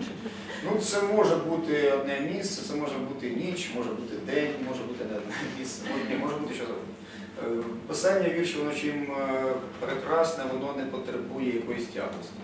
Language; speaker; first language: Ukrainian; native; Ukrainian